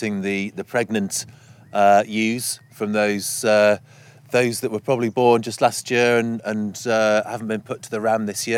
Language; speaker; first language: English; native; English